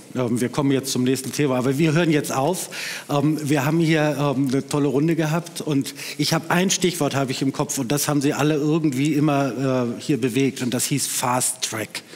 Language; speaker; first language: German; native; German